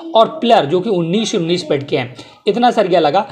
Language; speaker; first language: Hindi; native; Hindi